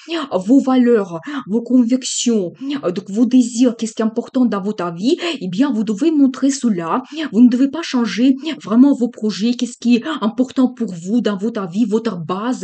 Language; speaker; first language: French; non-native, fluent; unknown